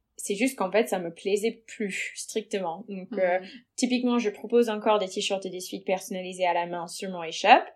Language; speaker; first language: French; non-native, fluent; English